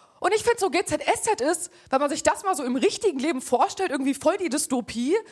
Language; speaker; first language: German; native; German